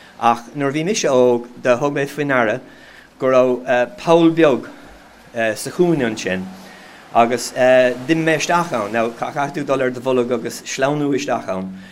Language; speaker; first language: Irish; non-native, local second language; English